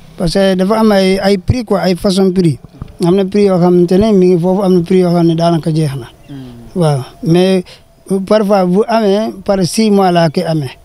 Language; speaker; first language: Wolof; non-native, fluent; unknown